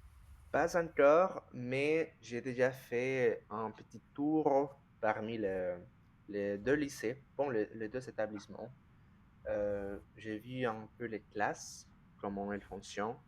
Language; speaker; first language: French; non-native, fluent; Spanish